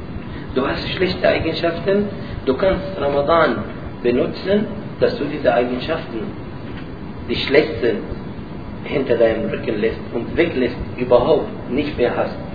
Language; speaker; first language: German; non-native, learner; Arabic